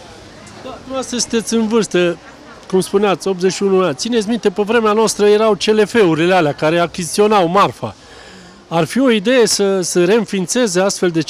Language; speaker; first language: Romanian; native; Romanian